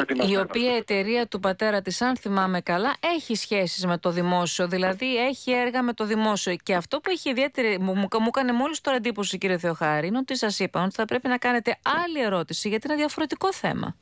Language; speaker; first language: Greek; native; Greek